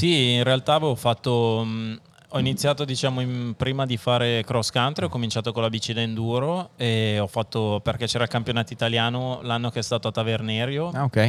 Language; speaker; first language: Italian; native; Italian